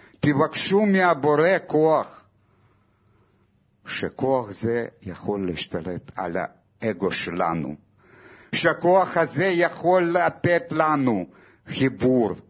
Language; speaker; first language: Hebrew; non-native, fluent; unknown